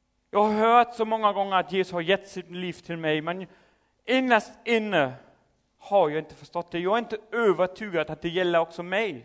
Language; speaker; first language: Swedish; non-native, fluent; German